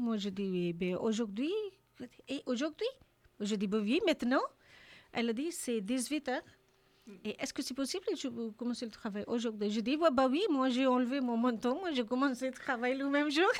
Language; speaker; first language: French; non-native, learner; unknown